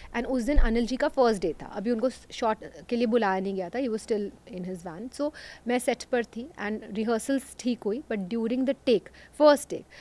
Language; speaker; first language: Hindi; native; Hindi